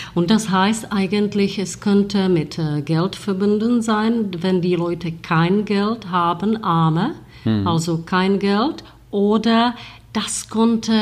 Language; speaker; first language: German; non-native, fluent; Czech